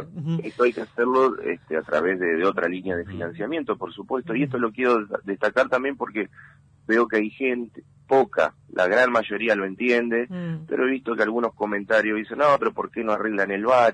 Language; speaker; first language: Spanish; native; Spanish